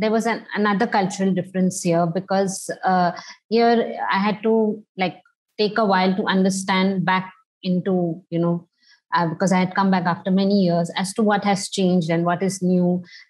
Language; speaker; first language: English; non-native, local second language; Hindi